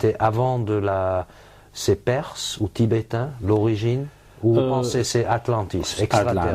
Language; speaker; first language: French; non-native, learner; English